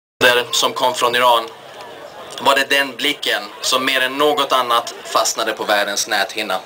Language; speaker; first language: Swedish; early bilingual, other home language; Persian